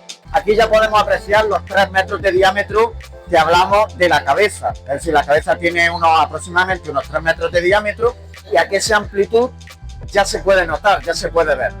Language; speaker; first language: Spanish; native; Spanish